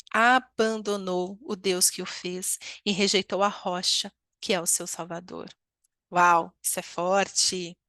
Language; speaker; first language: Portuguese; native; Portuguese